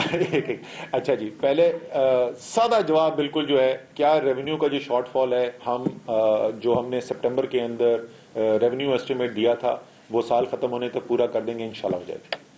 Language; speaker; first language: Urdu; native; Urdu